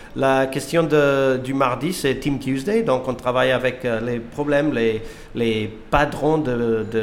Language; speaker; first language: French; non-native, fluent; Portuguese